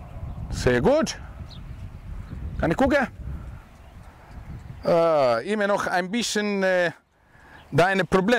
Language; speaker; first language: German; non-native, fluent; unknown